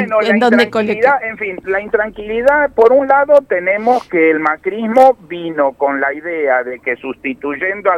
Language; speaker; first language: Spanish; native; Spanish